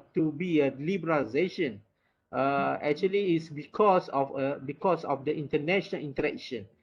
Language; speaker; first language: English; non-native, local second language; Malay